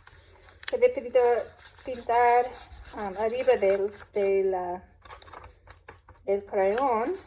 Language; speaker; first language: Spanish; non-native, learner; English